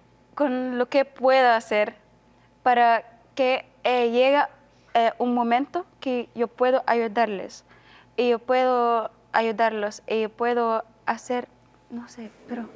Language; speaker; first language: Spanish; non-native, learner; Arabic